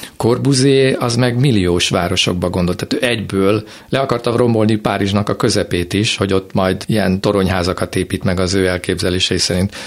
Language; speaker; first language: Hungarian; native; Hungarian